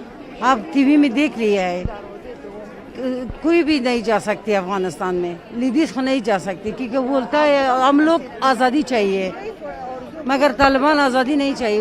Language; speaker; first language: Hindi; non-native, learner; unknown